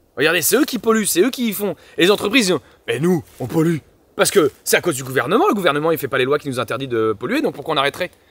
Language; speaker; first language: French; native; French